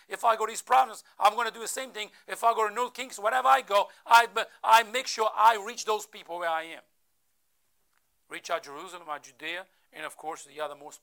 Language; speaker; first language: English; non-native, fluent; Portuguese